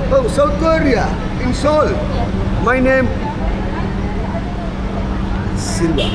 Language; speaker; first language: English; non-native, learner; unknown